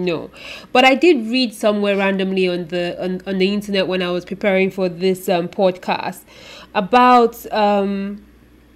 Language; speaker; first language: English; non-native, local second language; Yoruba